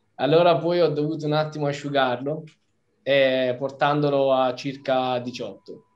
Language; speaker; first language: Italian; native; Italian